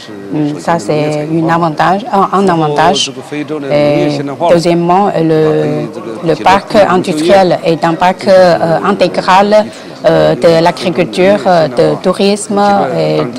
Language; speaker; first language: French; non-native, fluent; Chinese